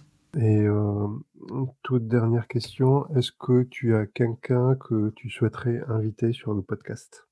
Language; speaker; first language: French; native; French